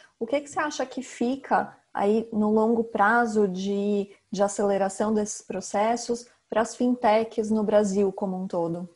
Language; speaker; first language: Portuguese; native; Portuguese